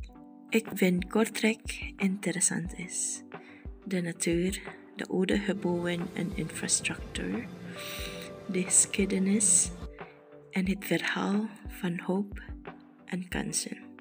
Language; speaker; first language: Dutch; non-native, learner; Filipino